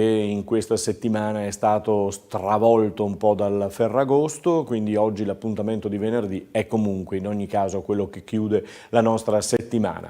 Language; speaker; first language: Italian; native; Italian